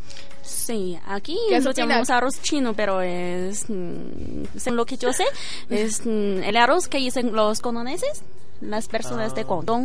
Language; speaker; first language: Spanish; non-native, learner; Chinese